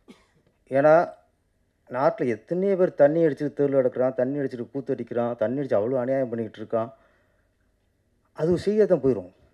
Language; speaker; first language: Tamil; native; Tamil